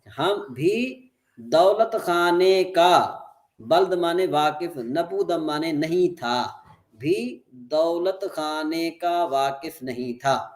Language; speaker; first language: Urdu; non-native, local second language; Sindhi